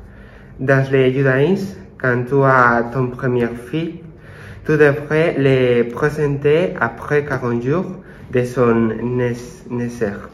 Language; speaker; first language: French; non-native, learner; Spanish